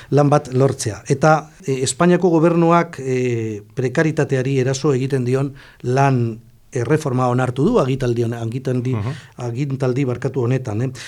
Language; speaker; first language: Basque; non-native, local second language; Spanish